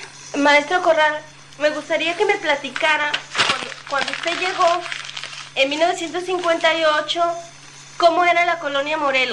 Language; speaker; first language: Spanish; native; Spanish